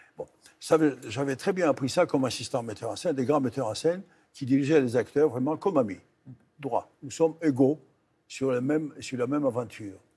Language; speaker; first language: French; non-native, fluent; Greek